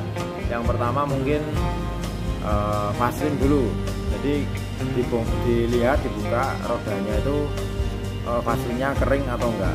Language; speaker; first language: Indonesian; non-native, local second language; Javanese